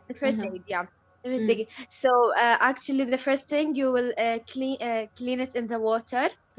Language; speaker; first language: English; non-native, learner; Arabic